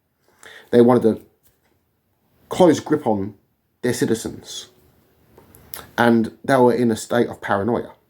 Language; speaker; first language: English; native; English